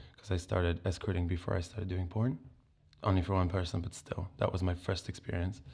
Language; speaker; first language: English; non-native, fluent; Polish